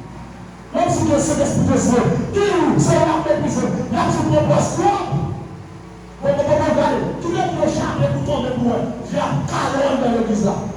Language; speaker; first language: French; non-native, local second language; Haitian Creole